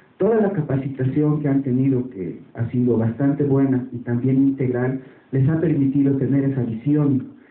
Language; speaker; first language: Spanish; native; Spanish